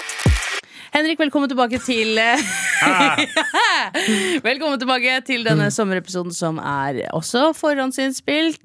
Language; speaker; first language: Norwegian; native; Norwegian